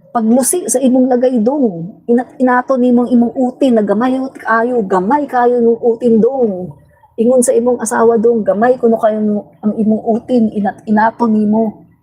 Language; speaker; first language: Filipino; non-native, local second language; Cebuano